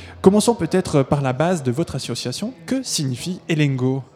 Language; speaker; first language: French; native; French